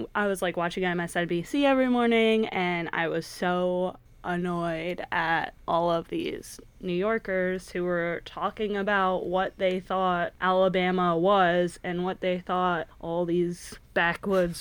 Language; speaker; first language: English; native; English